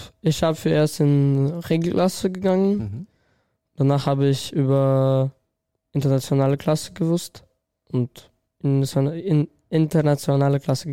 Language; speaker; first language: German; non-native, learner; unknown